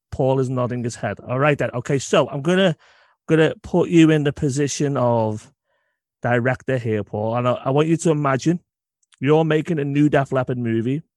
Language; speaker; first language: English; native; English